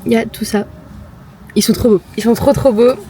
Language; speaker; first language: French; native; French